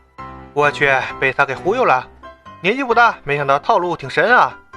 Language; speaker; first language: Chinese; native; Chinese